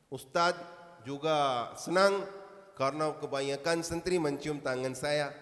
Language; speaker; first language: Indonesian; non-native, learner; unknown